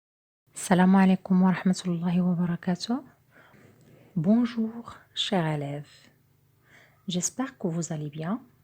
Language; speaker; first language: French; non-native, local second language; Arabic